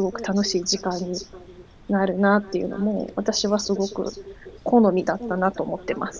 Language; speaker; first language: Japanese; native; Japanese